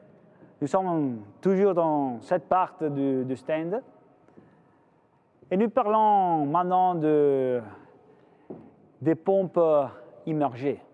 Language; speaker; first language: French; non-native, fluent; Italian